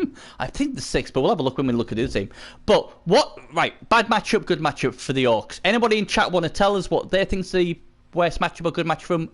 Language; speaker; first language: English; native; English